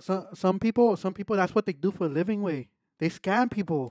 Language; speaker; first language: English; early bilingual, other home language; Spanish